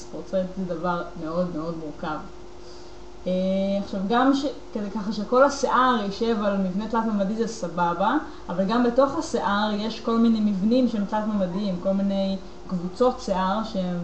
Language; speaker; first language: Hebrew; native; Hebrew